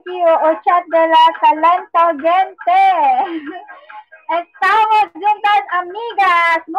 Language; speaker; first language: Spanish; non-native, learner; Filipino